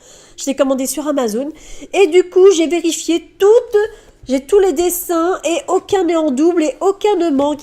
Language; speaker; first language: French; native; French